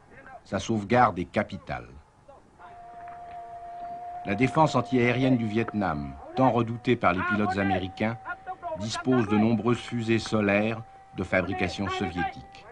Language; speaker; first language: French; native; French